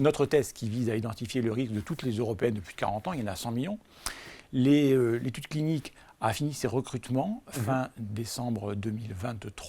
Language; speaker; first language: French; native; French